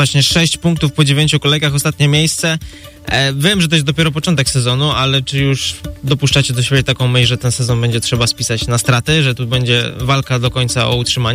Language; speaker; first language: Polish; native; Polish